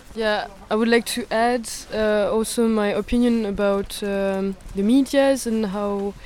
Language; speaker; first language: English; non-native, fluent; French